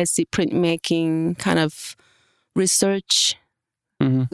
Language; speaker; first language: English; non-native, fluent; Korean